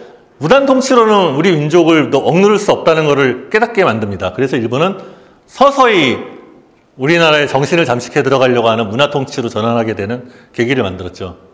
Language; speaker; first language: Korean; native; Korean